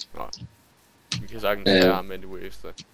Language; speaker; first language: Danish; native; Danish